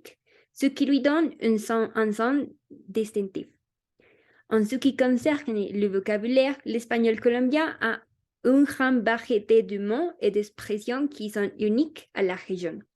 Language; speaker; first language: French; non-native, learner; Spanish